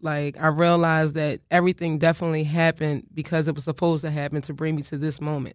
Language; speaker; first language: English; native; English